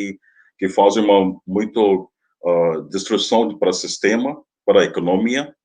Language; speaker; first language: Portuguese; non-native, fluent; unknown